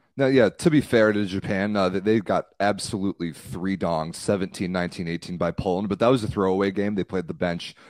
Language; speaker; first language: English; native; English